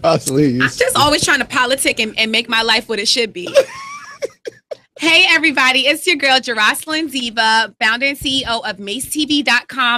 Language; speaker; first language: English; native; English